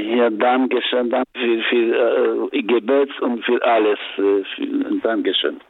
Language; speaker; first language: German; non-native, learner; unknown